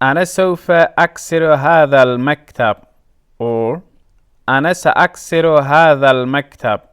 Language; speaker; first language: Arabic; non-native, fluent; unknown